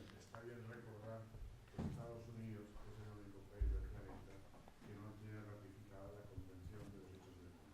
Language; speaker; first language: Spanish; native; Spanish